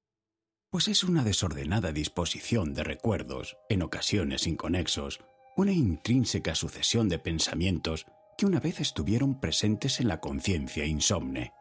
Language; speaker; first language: Spanish; native; Spanish